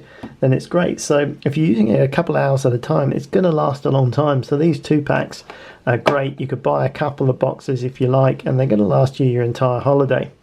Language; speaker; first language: English; native; English